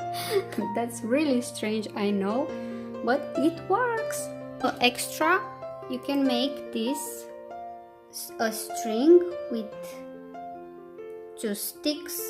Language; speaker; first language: English; non-native, fluent; Romanian